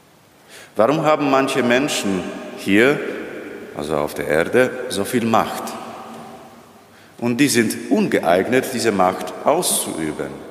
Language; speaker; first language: German; non-native, fluent; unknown